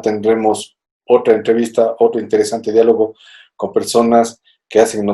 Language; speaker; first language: Spanish; native; Spanish